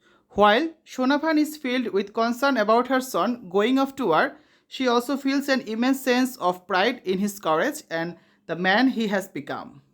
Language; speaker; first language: English; non-native, local second language; Bangla